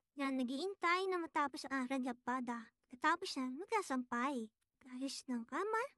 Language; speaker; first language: Filipino; native; Filipino